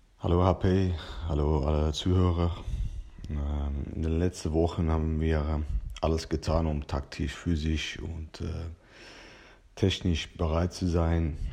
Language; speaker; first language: German; non-native, fluent; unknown